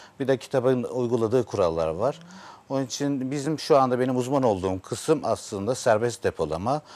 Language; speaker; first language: Turkish; native; Turkish